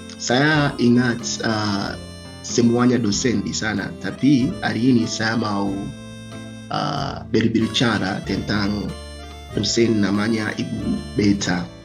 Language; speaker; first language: Indonesian; non-native, learner; Swahili